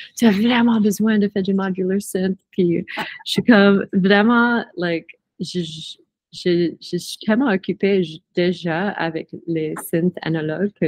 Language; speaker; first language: French; non-native, fluent; English